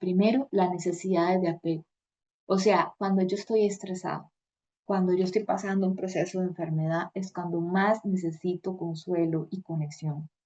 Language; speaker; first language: Spanish; native; Spanish